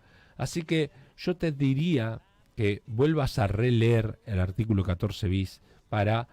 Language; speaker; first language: Spanish; native; Spanish